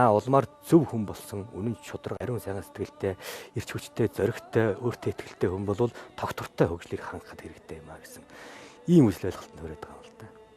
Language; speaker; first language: Mongolian; native; Mongolian